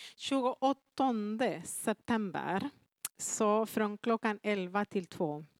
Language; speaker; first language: Swedish; non-native, fluent; Spanish